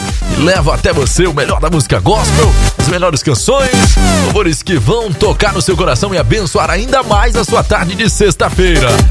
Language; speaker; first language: Portuguese; native; Portuguese